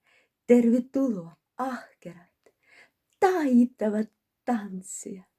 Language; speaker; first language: Finnish; non-native, learner; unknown